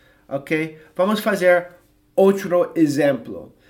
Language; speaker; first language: Portuguese; non-native, fluent; English